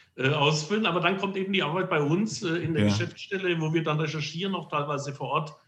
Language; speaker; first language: German; native; German